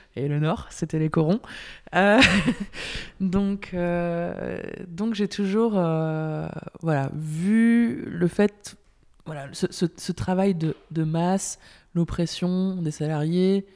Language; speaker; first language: French; native; French